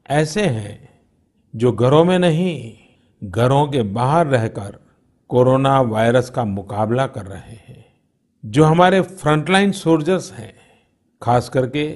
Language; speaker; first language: Hindi; non-native, local second language; Gujarati